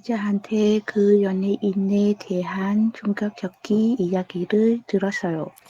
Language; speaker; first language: Korean; non-native, learner; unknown